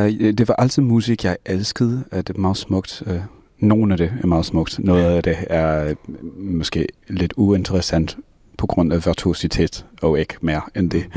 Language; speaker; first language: Danish; non-native, fluent; English